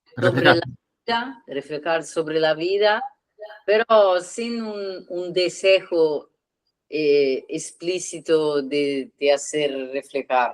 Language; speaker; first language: Spanish; non-native, learner; Italian